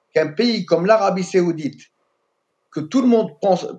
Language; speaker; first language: French; non-native, local second language; Arabic